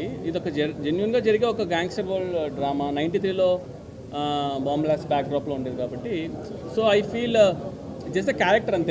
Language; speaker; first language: Telugu; native; Telugu